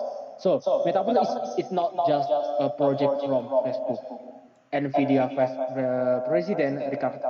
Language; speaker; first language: English; non-native, learner; Indonesian